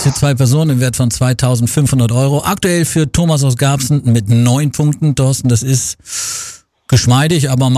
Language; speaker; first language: German; native; German